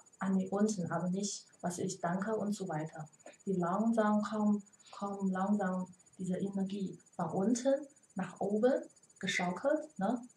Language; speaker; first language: German; non-native, learner; Chinese